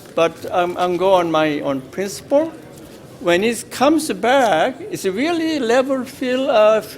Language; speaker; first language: English; non-native, fluent; Korean